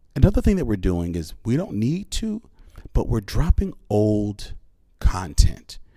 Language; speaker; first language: English; native; English